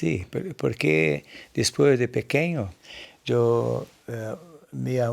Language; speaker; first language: Spanish; non-native, learner; Portuguese